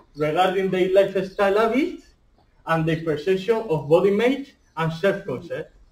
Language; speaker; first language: English; non-native, learner; Spanish